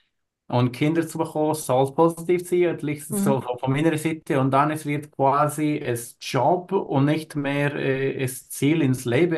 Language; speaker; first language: German; non-native, learner; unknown